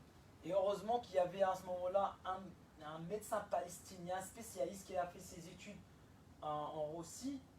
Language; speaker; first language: French; non-native, fluent; Arabic